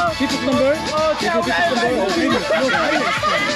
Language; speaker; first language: English; non-native, learner; Korean